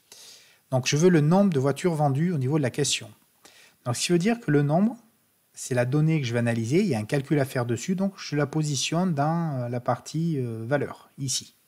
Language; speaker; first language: French; native; French